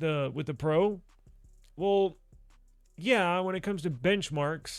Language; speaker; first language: English; native; English